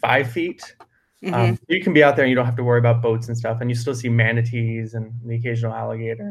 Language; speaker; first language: English; native; English